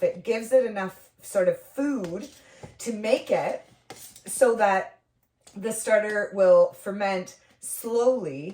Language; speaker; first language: English; native; English